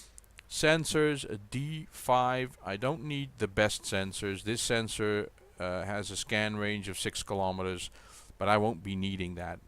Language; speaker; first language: English; native; English